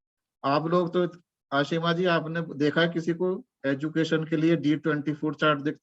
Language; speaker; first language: Hindi; native; Hindi